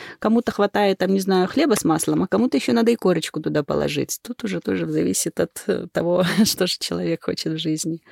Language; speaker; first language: Russian; native; Russian